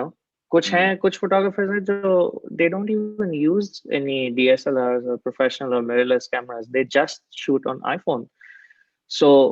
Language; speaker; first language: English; non-native, local second language; Hindi